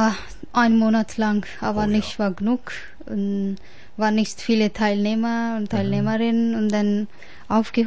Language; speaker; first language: German; non-native, learner; Punjabi